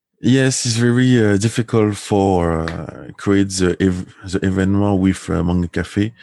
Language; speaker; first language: English; non-native, learner; French